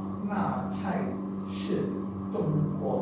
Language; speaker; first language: Chinese; non-native, learner; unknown